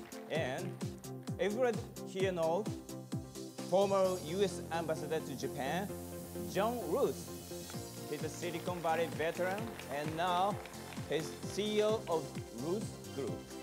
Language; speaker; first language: English; non-native, fluent; Japanese